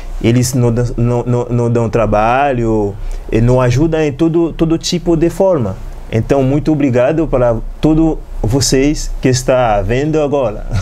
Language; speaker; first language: Portuguese; non-native, learner; Haitian Creole